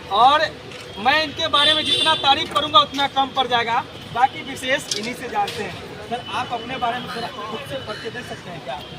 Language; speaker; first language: Hindi; native; Hindi